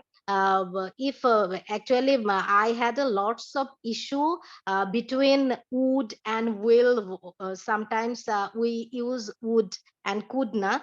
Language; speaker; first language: English; non-native, learner; Bangla